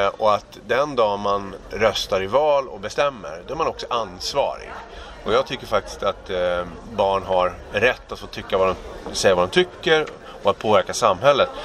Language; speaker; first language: Swedish; native; Swedish